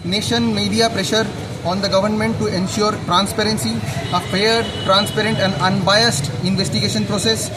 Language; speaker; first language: English; non-native, local second language; Bangla